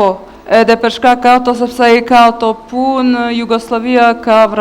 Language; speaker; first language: Albanian; non-native, learner; Bosnian